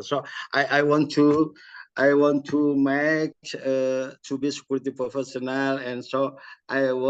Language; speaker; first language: English; non-native, learner; Indonesian